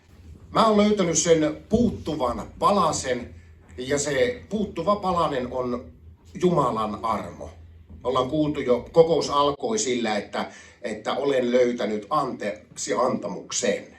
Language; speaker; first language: Finnish; native; Finnish